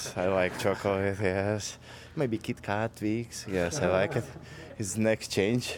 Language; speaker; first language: English; non-native, fluent; Russian